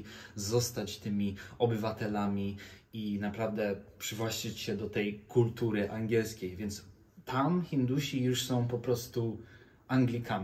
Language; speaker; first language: Polish; early bilingual, heritage; Polish